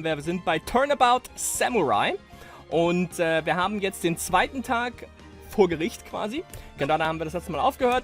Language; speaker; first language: German; native; German